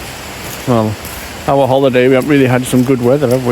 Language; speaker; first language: English; native; English